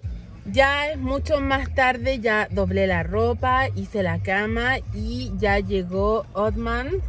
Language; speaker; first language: Spanish; native; Spanish